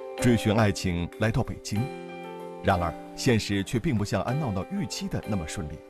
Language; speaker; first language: Chinese; native; Chinese